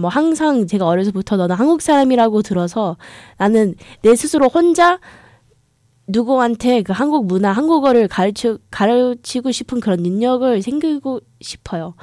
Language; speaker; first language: Korean; early bilingual, heritage; English